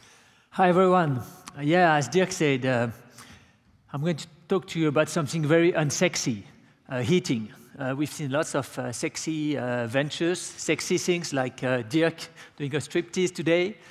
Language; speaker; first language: English; non-native, fluent; French